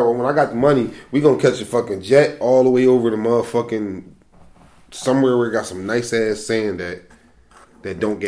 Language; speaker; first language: English; native; English